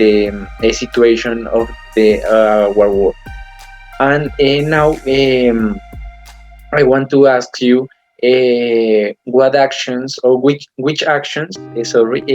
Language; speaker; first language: English; non-native, learner; Spanish